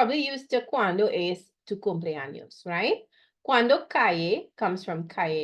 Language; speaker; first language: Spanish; non-native, fluent; English